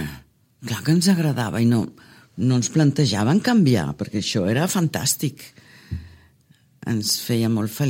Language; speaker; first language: Catalan; non-native, fluent; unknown